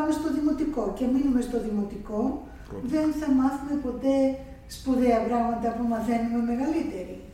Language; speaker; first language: Greek; native; Greek